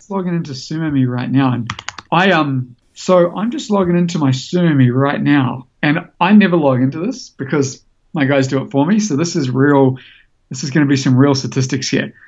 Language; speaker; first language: English; native; English